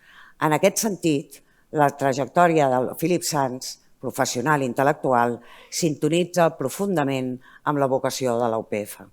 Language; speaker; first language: Catalan; native; Catalan